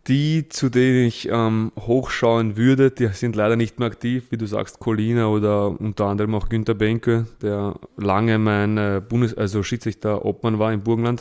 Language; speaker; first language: German; early bilingual, other home language; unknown